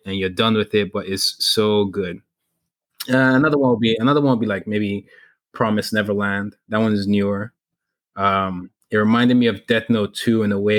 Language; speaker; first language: English; non-native, local second language; Igbo